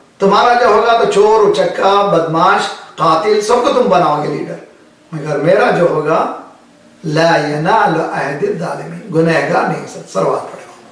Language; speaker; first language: Urdu; native; Urdu